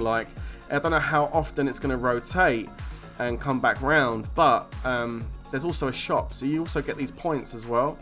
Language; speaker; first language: English; native; English